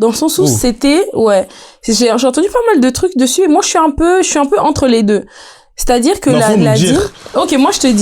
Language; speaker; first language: French; native; French